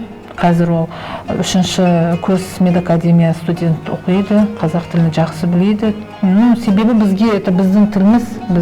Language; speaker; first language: Kazakh; non-native, local second language; Turkish